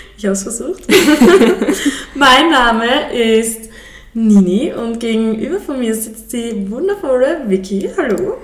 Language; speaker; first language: German; native; German